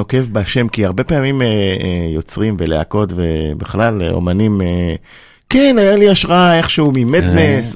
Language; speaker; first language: Hebrew; native; Hebrew